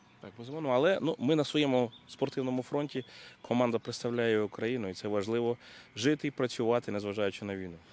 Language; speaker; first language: Ukrainian; native; Ukrainian